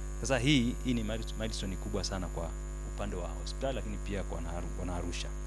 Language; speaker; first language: Swahili; native; Swahili